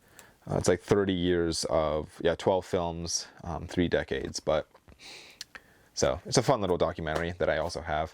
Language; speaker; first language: English; native; English